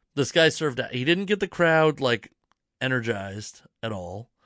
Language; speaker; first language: English; native; English